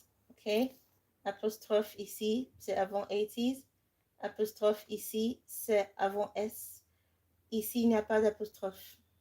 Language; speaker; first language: French; non-native, fluent; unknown